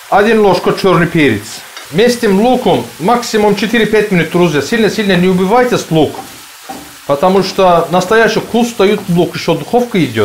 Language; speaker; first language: Russian; non-native, learner; Turkish